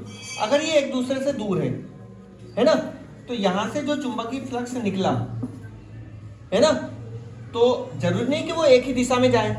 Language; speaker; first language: Hindi; native; Hindi